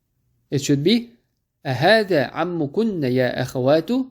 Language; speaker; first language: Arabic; non-native, fluent; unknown